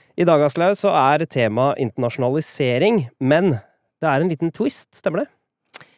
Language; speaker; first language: Norwegian; native; Norwegian